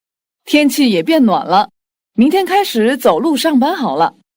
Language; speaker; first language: Chinese; non-native, fluent; Korean